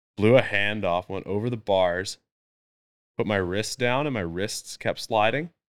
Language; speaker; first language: English; native; English